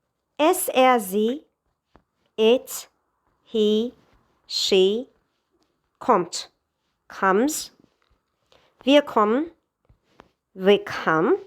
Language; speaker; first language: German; non-native, fluent; Persian